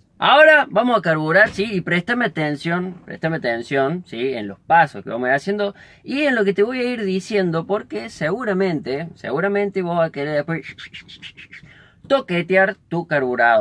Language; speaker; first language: Spanish; native; Spanish